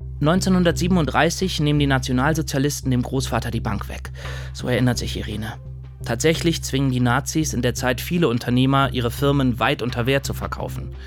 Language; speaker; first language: German; native; German